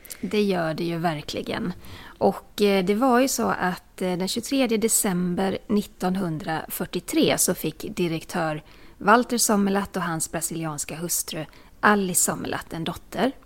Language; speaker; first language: Swedish; native; Swedish